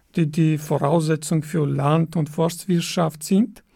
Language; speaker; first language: German; non-native, fluent; Armenian